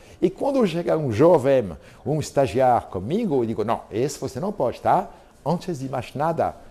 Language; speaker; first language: Portuguese; non-native, fluent; French